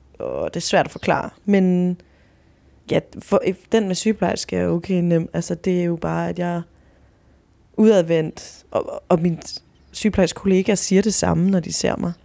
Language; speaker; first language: Danish; early bilingual, other home language; Spanish